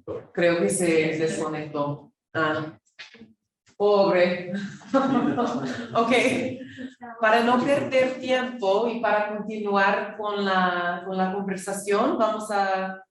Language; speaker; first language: Spanish; non-native, fluent; English